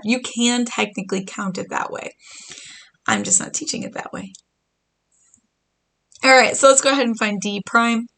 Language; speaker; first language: English; native; English